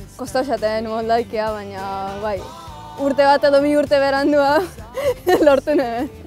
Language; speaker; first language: Basque; non-native, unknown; Arabic